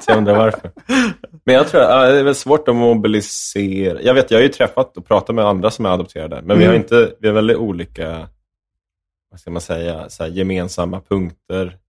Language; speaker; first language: Swedish; native; Swedish